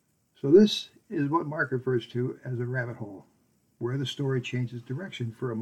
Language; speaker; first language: English; native; English